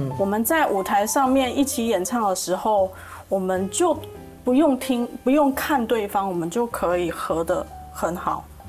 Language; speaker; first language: Chinese; native; Chinese